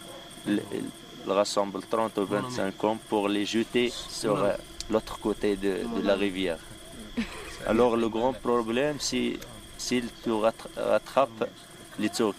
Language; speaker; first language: French; non-native, local second language; Arabic